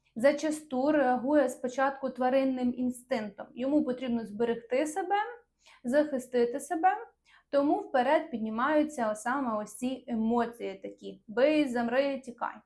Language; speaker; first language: Ukrainian; non-native, local second language; Russian